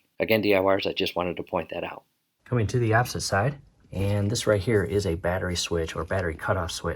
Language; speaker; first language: English; native; English